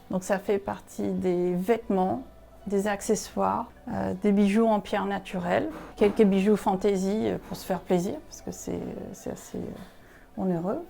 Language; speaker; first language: French; non-native, fluent; Spanish